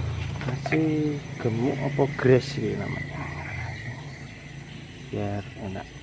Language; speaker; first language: Indonesian; native; Indonesian